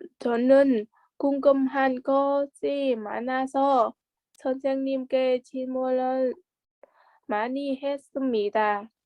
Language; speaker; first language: Korean; non-native, learner; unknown